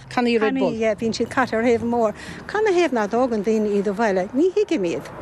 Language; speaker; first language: Irish; native; Irish